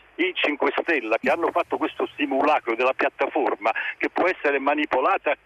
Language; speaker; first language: Italian; native; Italian